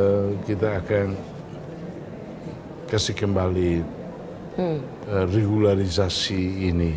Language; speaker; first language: Indonesian; non-native, fluent; Tetum